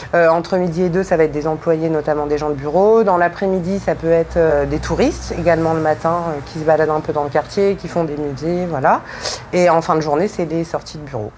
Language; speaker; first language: French; native; French